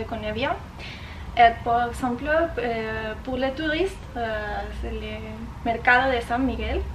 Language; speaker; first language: French; non-native, learner; Spanish